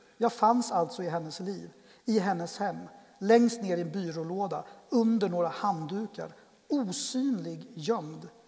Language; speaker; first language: Swedish; native; Swedish